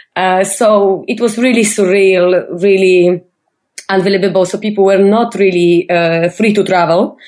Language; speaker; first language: English; non-native, fluent; Polish